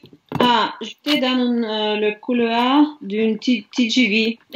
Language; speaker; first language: French; non-native, learner; Russian